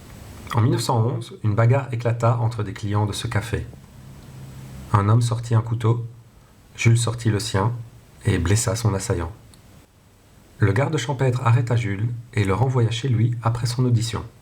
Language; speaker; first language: French; non-native, local second language; Dutch